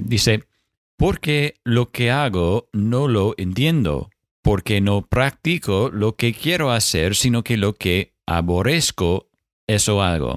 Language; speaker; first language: Spanish; non-native, fluent; English